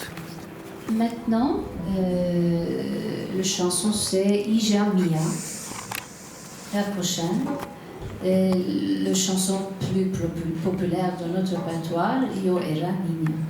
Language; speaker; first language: French; non-native, learner; Turkish